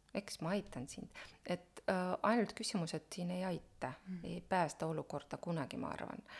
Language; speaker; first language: Estonian; non-native, local second language; Russian